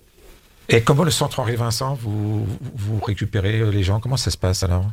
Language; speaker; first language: French; native; French